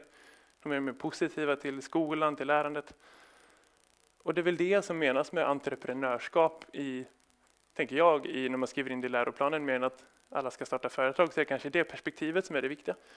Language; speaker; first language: Swedish; native; Swedish